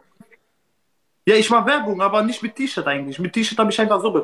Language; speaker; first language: German; non-native, learner; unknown